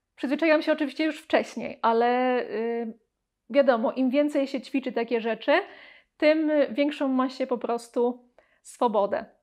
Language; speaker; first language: Polish; native; Polish